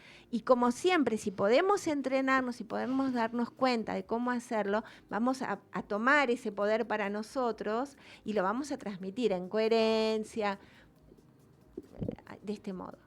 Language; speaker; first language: Spanish; native; Spanish